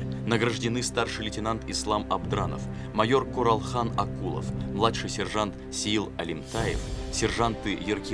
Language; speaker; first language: Russian; native; Russian